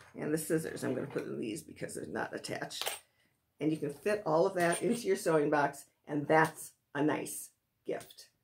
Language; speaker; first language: English; native; English